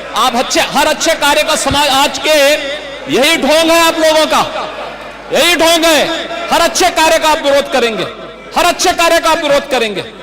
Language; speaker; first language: Hindi; native; Hindi